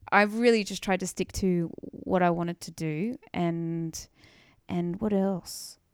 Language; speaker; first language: English; native; English